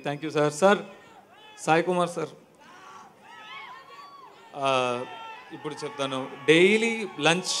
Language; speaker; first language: Telugu; non-native, learner; Tamil